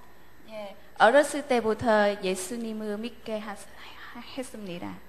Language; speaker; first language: Korean; non-native, learner; Vietnamese